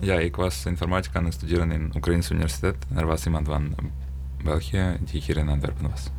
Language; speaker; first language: Dutch; non-native, learner; Ukrainian